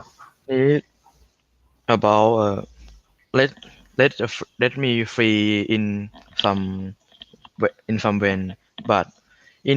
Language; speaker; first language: English; non-native, learner; Thai